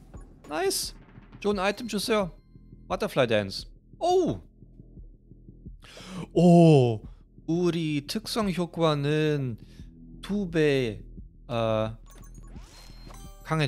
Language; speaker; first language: Korean; non-native, fluent; German